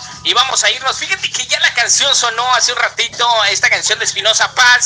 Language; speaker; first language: Spanish; native; Spanish